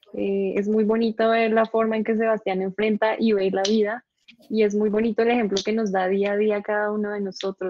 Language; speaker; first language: Spanish; native; Spanish